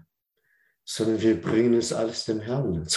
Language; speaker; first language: German; non-native, learner; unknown